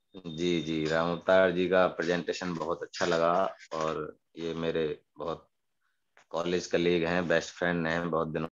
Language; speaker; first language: Hindi; native; Hindi